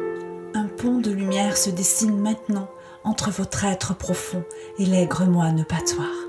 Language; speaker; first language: French; native; French